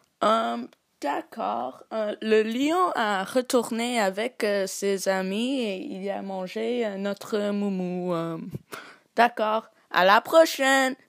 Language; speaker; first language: French; non-native, learner; English